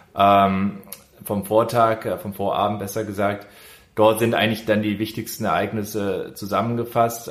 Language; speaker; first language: German; native; German